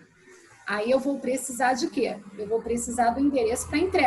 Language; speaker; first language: Portuguese; native; Portuguese